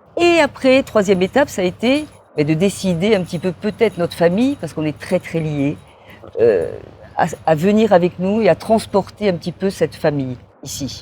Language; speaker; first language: French; native; French